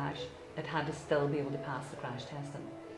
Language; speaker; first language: English; native; English